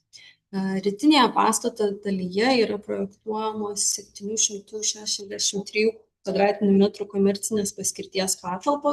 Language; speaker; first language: Lithuanian; native; Lithuanian